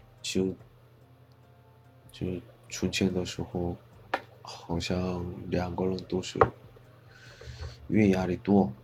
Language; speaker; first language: Chinese; non-native, fluent; Korean